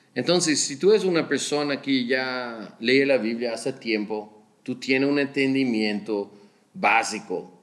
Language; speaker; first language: Spanish; non-native, learner; Dutch